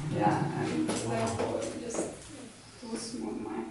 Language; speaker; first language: English; non-native, fluent; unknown